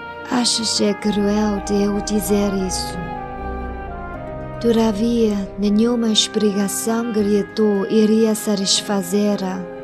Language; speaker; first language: Portuguese; non-native, learner; Chinese